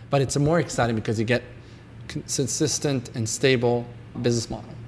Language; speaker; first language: English; non-native, fluent; Hebrew